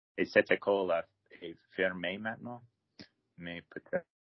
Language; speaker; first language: French; non-native, learner; English